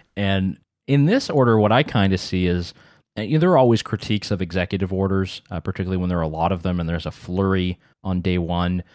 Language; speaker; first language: English; native; English